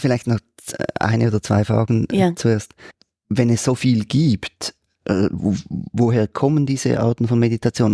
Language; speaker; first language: German; native; German